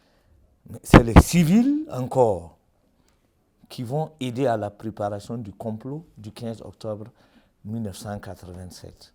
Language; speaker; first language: French; native; French